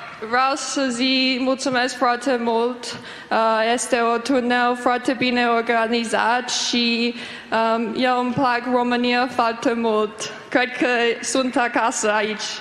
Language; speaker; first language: Romanian; early bilingual, heritage; English